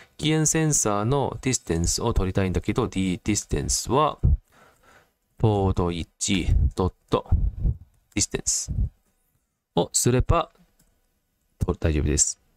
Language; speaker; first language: Japanese; non-native, fluent; Cantonese